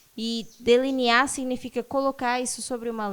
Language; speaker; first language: Portuguese; native; Portuguese